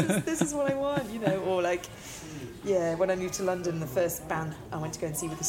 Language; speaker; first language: English; native; English